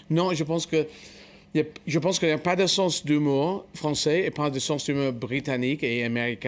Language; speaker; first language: French; non-native, fluent; English